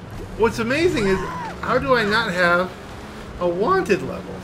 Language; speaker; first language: English; native; English